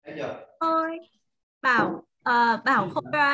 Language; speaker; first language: Vietnamese; native; Vietnamese